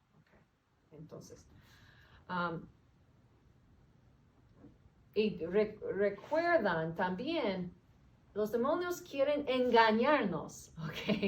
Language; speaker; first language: Spanish; non-native, learner; English